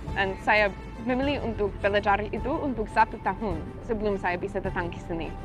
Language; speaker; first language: Indonesian; non-native, learner; English